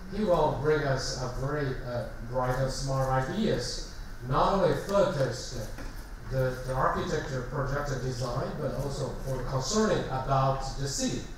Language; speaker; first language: English; non-native, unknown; Chinese